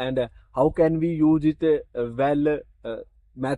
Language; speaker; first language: English; non-native, learner; Hindi